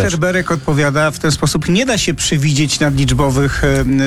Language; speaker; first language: Polish; native; Polish